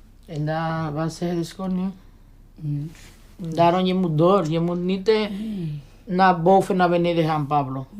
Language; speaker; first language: Dutch; non-native, learner; Spanish